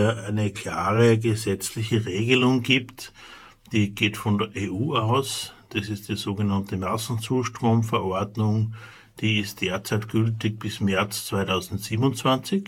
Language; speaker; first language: German; native; German